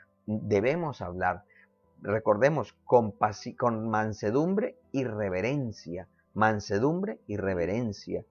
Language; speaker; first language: Spanish; native; Spanish